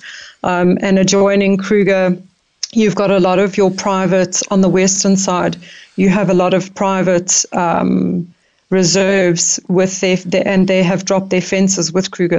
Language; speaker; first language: English; native; English